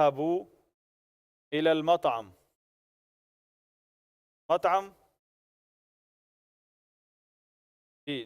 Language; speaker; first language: Arabic; non-native, fluent; Urdu